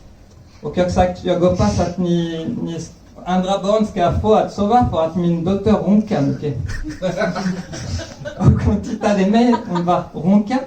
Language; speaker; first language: Swedish; non-native, fluent; French